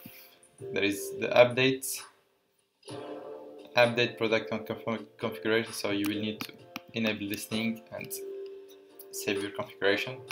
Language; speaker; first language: English; non-native, fluent; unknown